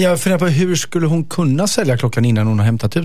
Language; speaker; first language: Swedish; native; Swedish